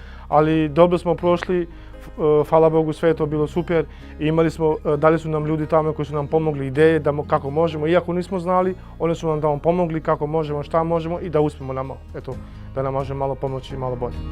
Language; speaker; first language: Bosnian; non-native, local second language; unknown